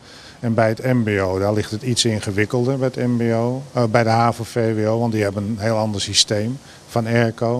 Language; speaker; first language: Dutch; native; Dutch